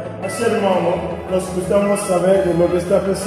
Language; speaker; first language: Spanish; non-native, learner; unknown